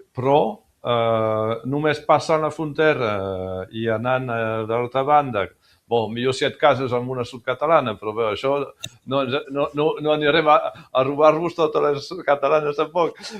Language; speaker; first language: Catalan; early bilingual, heritage; French